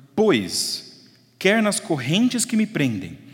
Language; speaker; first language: Portuguese; native; Portuguese